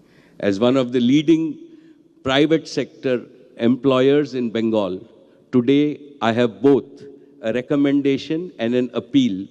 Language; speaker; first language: English; non-native, local second language; Gujarati